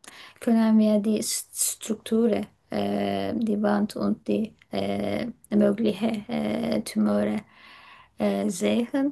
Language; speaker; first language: German; non-native, learner; Turkish